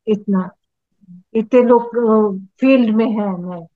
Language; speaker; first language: Hindi; native; Hindi